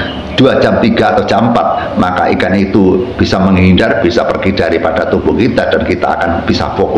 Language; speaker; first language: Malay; non-native, local second language; Javanese